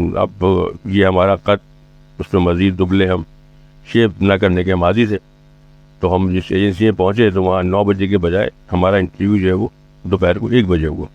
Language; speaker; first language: Urdu; native; Urdu